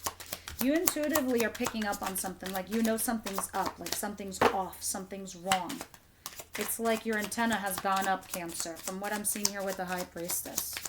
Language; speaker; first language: English; native; English